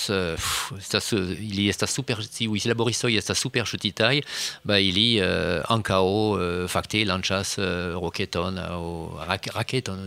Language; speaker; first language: French; native; French